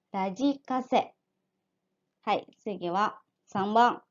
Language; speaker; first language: Japanese; non-native, fluent; Indonesian